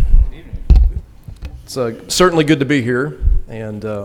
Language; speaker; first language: English; native; English